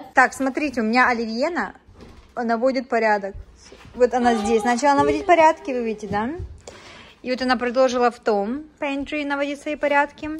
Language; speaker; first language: Russian; native; Russian